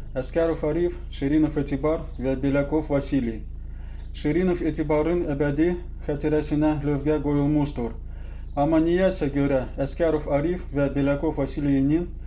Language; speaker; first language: Azerbaijani; non-native, local second language; Russian